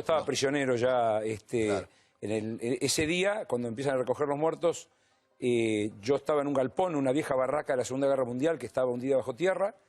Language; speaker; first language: Spanish; native; Spanish